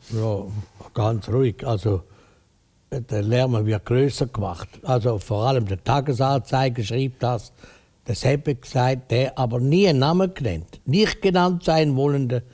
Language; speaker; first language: German; native; German